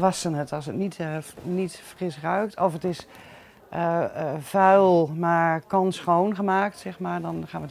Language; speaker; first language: Dutch; native; Dutch